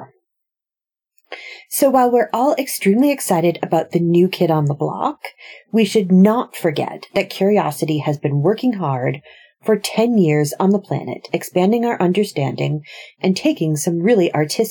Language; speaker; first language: English; native; English